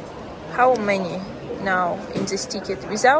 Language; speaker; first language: English; non-native, learner; Russian